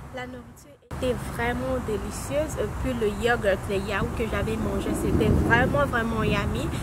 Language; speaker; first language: French; non-native, local second language; Lingala